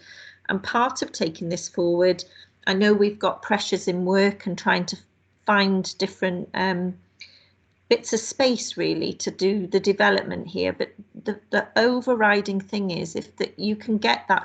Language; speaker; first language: English; native; English